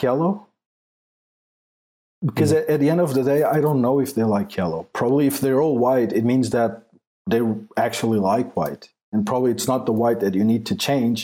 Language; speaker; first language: English; non-native, fluent; Portuguese